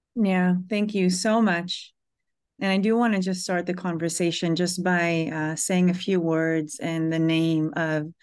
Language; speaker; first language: English; early bilingual, other home language; Hebrew